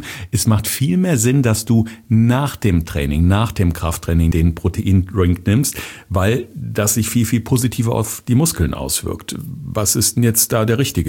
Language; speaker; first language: German; native; German